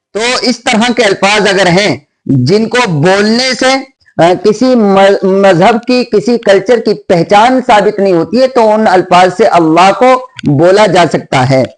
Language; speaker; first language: Urdu; native; Urdu